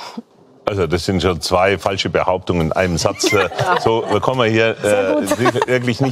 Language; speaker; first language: German; native; German